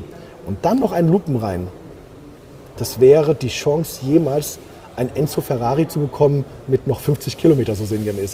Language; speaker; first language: German; native; German